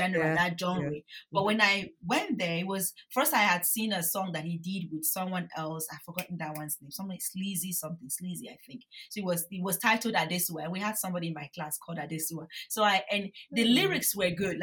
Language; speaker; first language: English; non-native, local second language; Bini